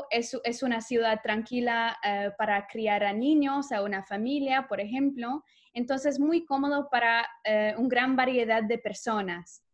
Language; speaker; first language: Spanish; non-native, fluent; English